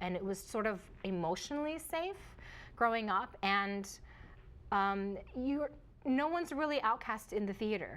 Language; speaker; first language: English; early bilingual, other home language; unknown